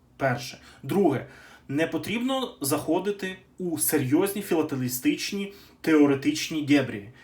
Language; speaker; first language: Ukrainian; native; Ukrainian